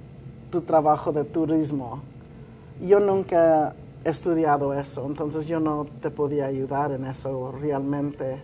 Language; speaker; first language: Spanish; early bilingual, heritage; Spanish